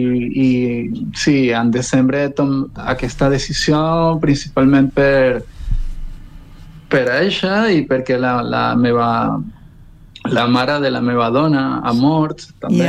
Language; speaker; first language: Catalan; non-native, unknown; Spanish